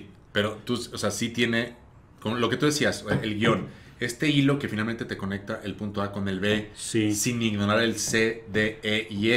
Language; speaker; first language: Spanish; native; Spanish